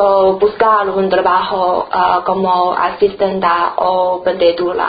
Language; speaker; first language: Spanish; non-native, learner; Chinese